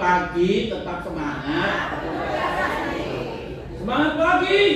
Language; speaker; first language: Indonesian; native; Indonesian